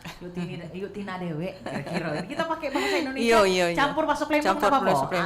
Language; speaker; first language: Indonesian; native; Indonesian